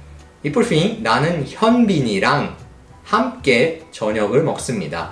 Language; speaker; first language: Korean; early bilingual, heritage; Portuguese